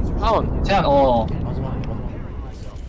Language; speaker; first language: Korean; native; Korean